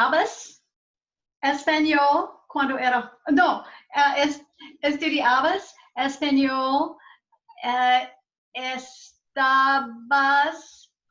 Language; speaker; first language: Spanish; non-native, learner; English